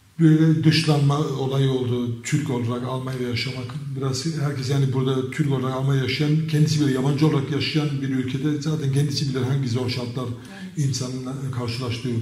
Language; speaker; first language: Turkish; early bilingual, heritage; Turkish